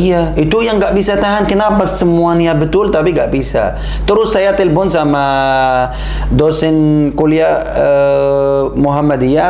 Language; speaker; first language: Indonesian; non-native, learner; Arabic